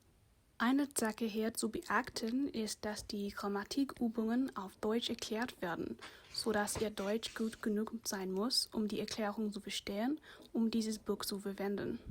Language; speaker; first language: German; non-native, learner; English